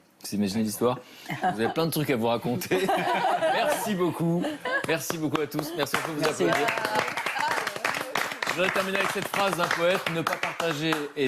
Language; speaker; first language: French; native; French